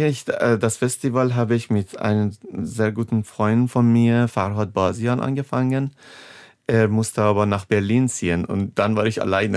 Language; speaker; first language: German; non-native, fluent; Persian